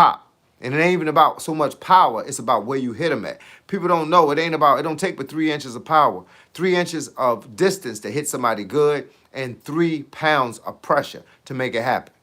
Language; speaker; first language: English; native; English